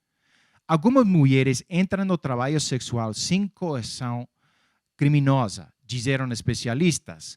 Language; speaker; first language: Portuguese; non-native, fluent; English